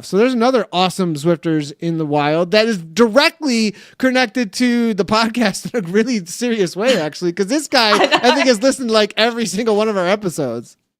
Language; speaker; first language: English; native; English